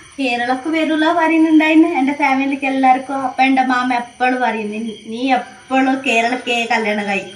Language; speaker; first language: Malayalam; non-native, learner; Kannada